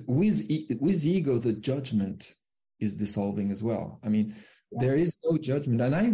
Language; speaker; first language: English; non-native, fluent; French